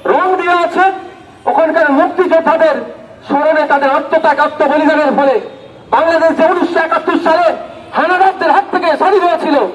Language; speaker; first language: Bangla; native; Bangla